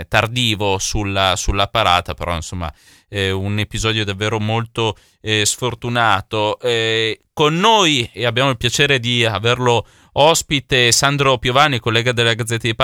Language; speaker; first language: Italian; native; Italian